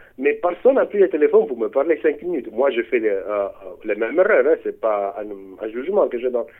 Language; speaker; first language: French; non-native, fluent; Italian